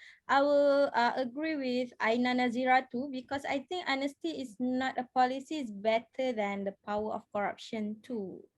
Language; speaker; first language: English; non-native, fluent; Malay